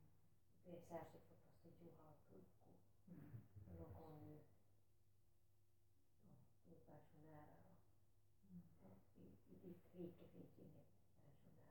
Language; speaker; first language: Swedish; non-native, local second language; Finnish